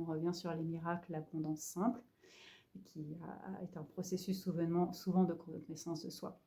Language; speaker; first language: French; native; French